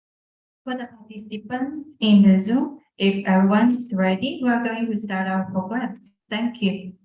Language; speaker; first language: English; non-native, local second language; Malay